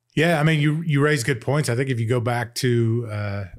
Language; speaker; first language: English; native; English